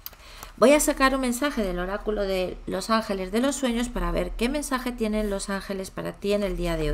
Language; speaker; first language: Spanish; native; Spanish